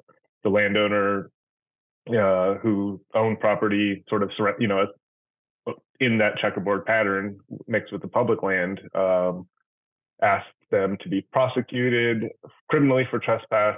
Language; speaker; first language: English; native; English